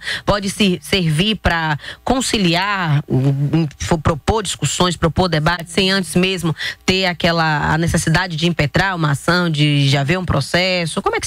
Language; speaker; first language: Portuguese; native; Portuguese